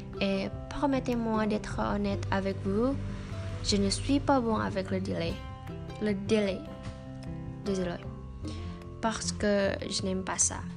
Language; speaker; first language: French; non-native, learner; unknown